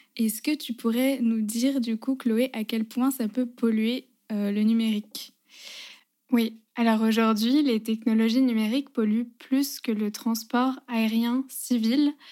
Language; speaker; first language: French; native; French